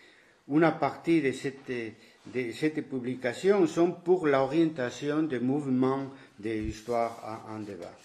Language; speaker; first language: French; non-native, fluent; Spanish